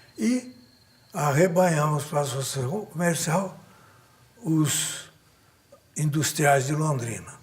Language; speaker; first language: Portuguese; native; Portuguese